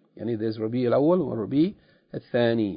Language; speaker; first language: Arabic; non-native, fluent; English